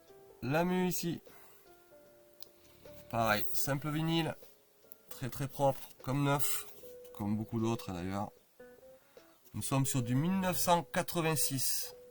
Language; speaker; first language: French; native; French